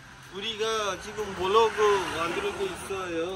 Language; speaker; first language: Korean; non-native, learner; Urdu